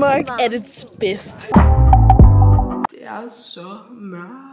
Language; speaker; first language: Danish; native; Danish